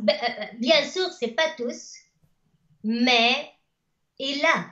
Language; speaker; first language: French; non-native, learner; Arabic